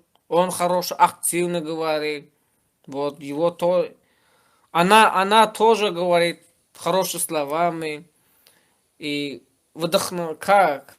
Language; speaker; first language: Russian; non-native, learner; Turkmen